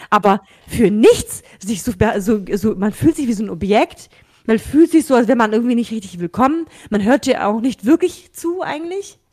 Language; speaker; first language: German; early bilingual, other home language; Russian